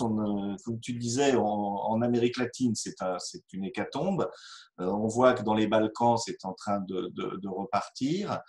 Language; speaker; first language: French; native; French